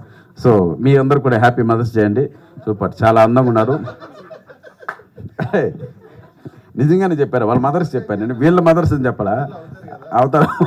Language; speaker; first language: Telugu; native; Telugu